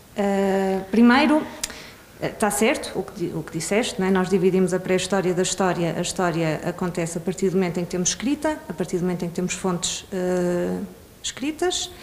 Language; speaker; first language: Portuguese; early bilingual, other home language; Swedish